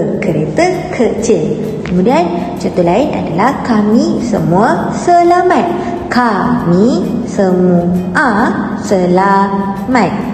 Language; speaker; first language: Malay; native; Malay